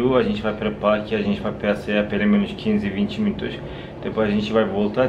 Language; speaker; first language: Portuguese; non-native, learner; Turkish